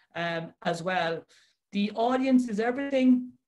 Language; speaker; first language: English; native; English